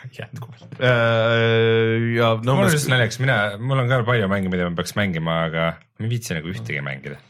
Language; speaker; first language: Estonian; native; Estonian